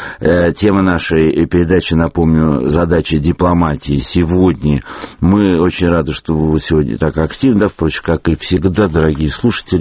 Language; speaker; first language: Russian; native; Russian